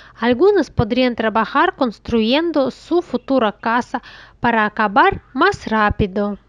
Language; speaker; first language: Spanish; non-native, learner; Russian